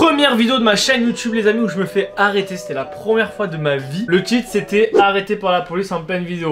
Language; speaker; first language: French; native; French